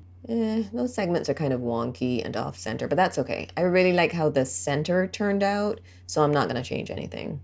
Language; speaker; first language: English; native; English